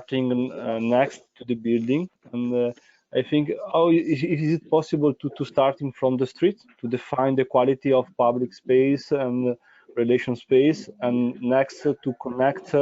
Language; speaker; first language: English; non-native, fluent; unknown